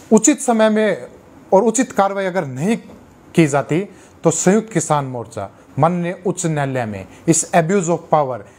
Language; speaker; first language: Hindi; native; Hindi